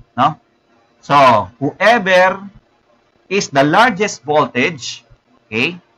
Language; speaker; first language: English; non-native, local second language; Filipino